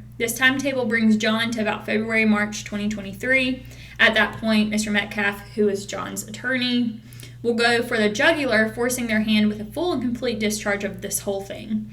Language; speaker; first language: English; native; English